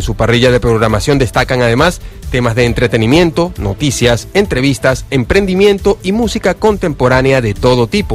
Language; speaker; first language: Spanish; native; Spanish